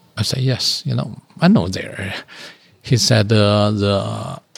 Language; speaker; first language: English; non-native, learner; Chinese